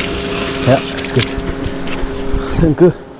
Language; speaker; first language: Dutch; non-native, learner; Nepali